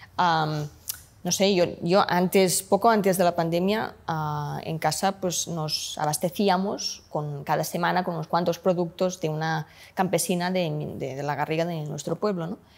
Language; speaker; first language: Spanish; non-native, local second language; Catalan